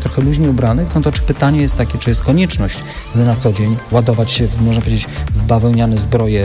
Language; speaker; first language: Polish; native; Polish